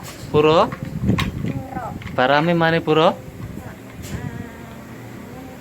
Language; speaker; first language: Korean; non-native, learner; Indonesian